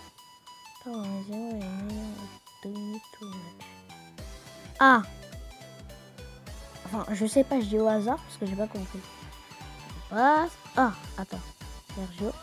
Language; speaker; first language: French; native; French